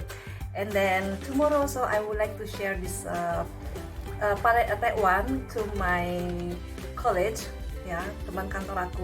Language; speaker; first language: English; non-native, learner; Indonesian